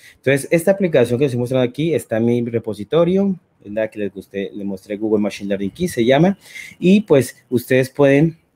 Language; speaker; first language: Spanish; native; Spanish